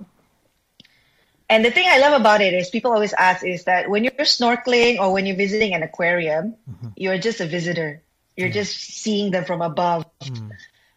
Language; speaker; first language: English; non-native, local second language; Malay